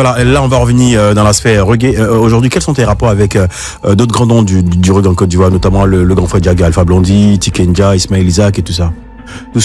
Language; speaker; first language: French; native; French